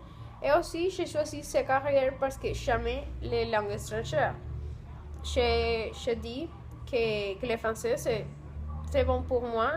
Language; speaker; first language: French; non-native, learner; Spanish